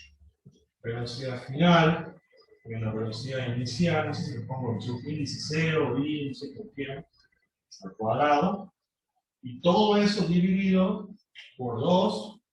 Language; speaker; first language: Spanish; native; Spanish